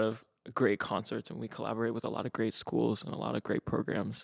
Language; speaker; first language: English; native; English